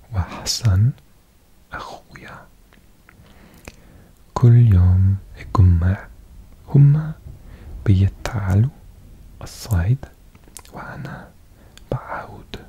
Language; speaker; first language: Arabic; non-native, learner; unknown